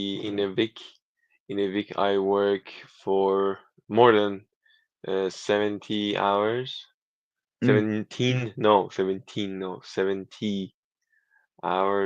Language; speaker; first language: English; non-native, learner; Persian